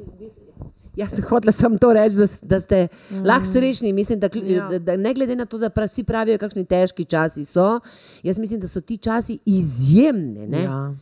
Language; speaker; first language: Slovenian; native; Slovenian